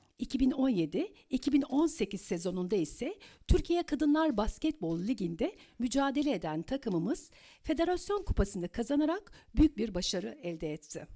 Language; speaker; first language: Turkish; native; Turkish